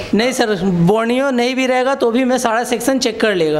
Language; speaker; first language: Hindi; native; Hindi